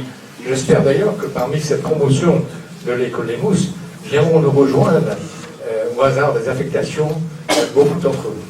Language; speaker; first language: French; native; French